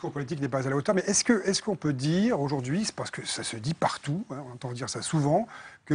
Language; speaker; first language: French; native; French